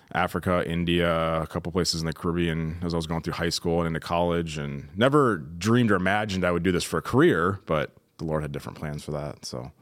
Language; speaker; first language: English; native; English